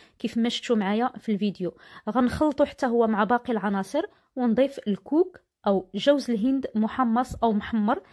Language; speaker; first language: Arabic; native; Arabic